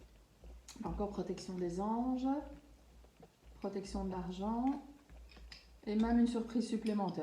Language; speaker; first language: French; native; French